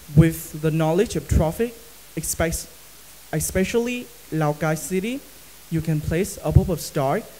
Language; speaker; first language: English; non-native, fluent; Vietnamese